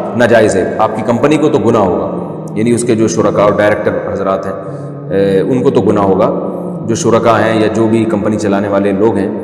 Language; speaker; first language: Urdu; native; Urdu